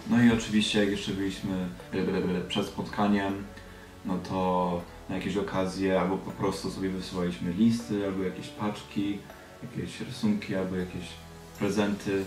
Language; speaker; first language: Polish; early bilingual, heritage; Polish